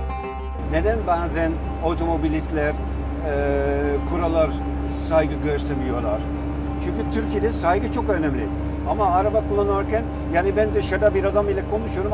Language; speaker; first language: Turkish; non-native, fluent; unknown